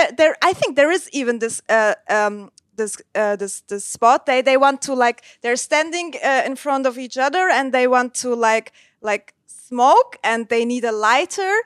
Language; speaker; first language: English; non-native, fluent; Turkish